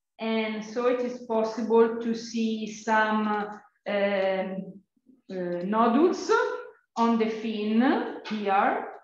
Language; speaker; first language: English; non-native, fluent; Italian